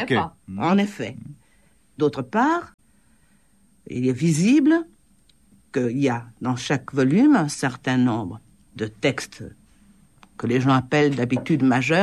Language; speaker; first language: French; native; French